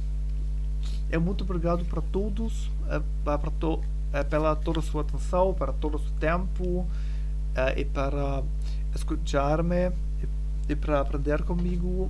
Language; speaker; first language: Portuguese; non-native, learner; German